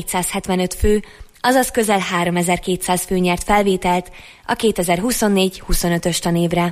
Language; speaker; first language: Hungarian; native; Hungarian